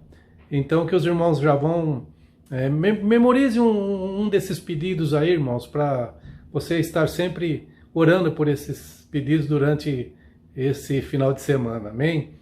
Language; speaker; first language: Portuguese; native; Portuguese